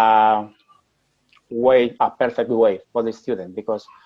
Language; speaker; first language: English; non-native, learner; Spanish